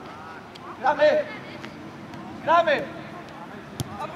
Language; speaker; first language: Polish; early bilingual, heritage; Polish